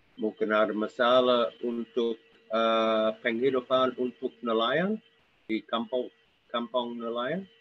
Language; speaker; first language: Indonesian; non-native, learner; English